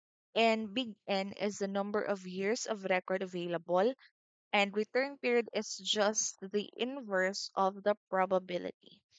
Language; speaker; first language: English; non-native, local second language; Cebuano